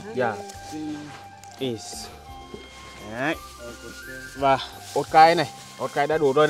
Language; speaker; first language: Vietnamese; non-native, fluent; Portuguese